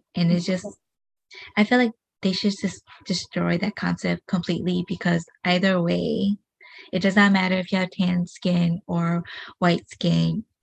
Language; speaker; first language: English; early bilingual, other home language; Hmong